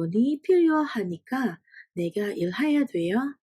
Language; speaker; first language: Korean; non-native, fluent; Indonesian